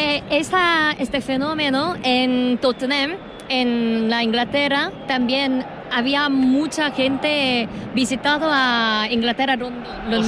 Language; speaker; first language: Spanish; non-native, learner; Korean